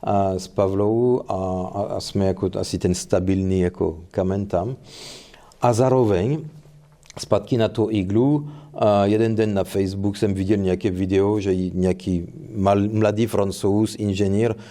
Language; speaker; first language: Czech; non-native, fluent; French